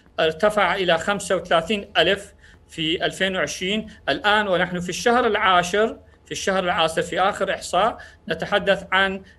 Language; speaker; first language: Arabic; non-native, local second language; Central Kurdish